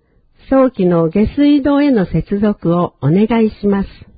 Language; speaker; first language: Japanese; native; Japanese